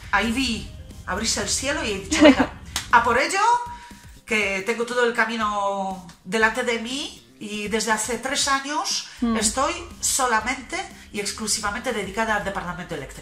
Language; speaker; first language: Spanish; non-native, fluent; Polish